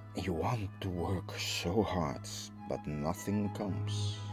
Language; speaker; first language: English; non-native, fluent; Dutch